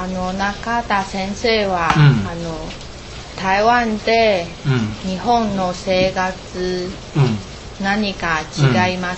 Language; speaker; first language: Japanese; non-native, learner; Chinese